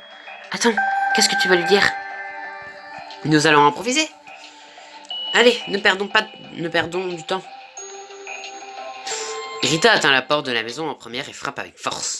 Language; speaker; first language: French; native; French